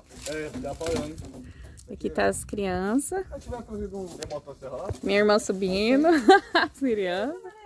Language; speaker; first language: Portuguese; native; Portuguese